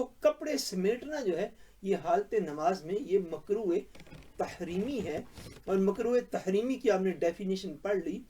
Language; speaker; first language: Urdu; non-native, local second language; Punjabi